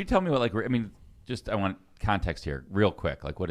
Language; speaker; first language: English; native; English